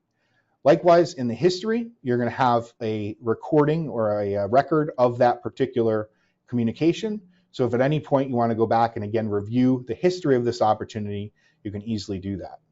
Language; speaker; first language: English; native; English